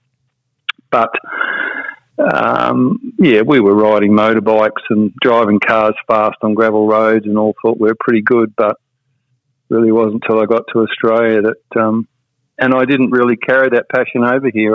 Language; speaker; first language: English; native; English